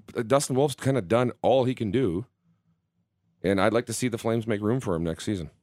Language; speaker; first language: English; native; English